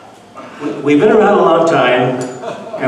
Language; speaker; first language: English; native; English